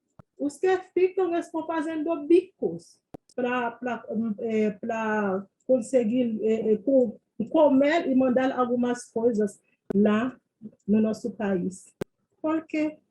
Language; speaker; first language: Portuguese; non-native, fluent; Haitian Creole